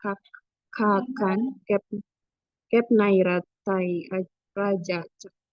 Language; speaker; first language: Thai; non-native, learner; Indonesian